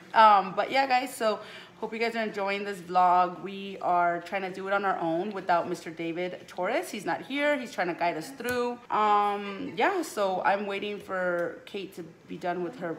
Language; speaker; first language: English; early bilingual, other home language; Spanish